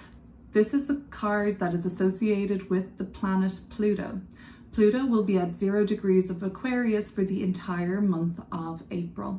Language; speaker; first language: English; native; English